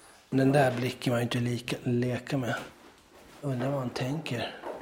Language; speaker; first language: Swedish; native; Swedish